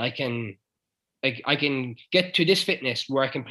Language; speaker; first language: English; native; English